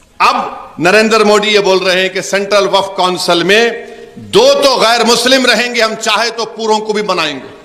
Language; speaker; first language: Urdu; native; Urdu